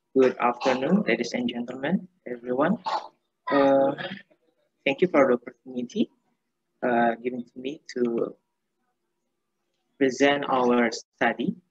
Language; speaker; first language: English; non-native, fluent; Indonesian